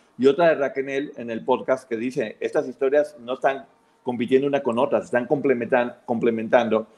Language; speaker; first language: Spanish; native; Spanish